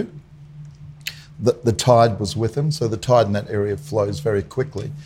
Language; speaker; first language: English; native; English